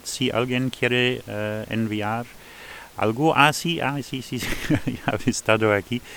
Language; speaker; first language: Spanish; non-native, fluent; Luxembourgish